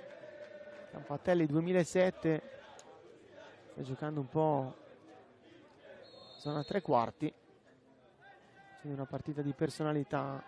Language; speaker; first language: Italian; native; Italian